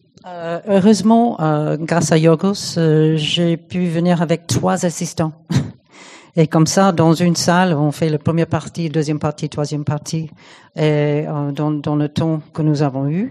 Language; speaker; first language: French; non-native, fluent; English